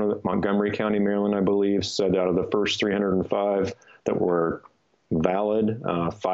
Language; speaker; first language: English; native; English